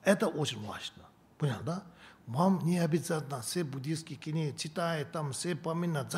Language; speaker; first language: Russian; non-native, learner; Tibetan